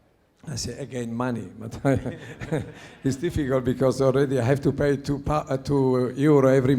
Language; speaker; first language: English; non-native, learner; Italian